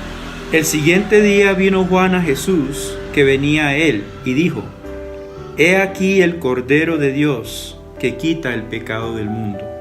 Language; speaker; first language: Spanish; native; Spanish